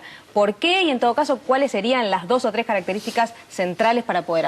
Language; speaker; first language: Spanish; native; Spanish